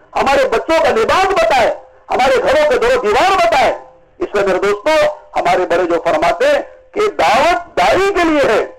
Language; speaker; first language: Urdu; native; Urdu